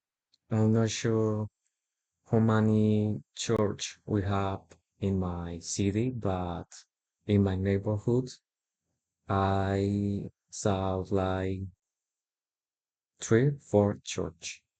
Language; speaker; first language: English; non-native, learner; Spanish